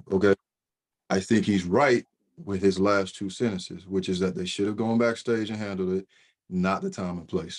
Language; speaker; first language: English; native; English